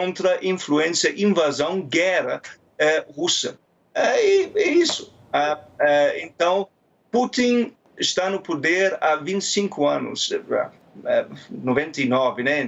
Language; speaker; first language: Portuguese; non-native, fluent; German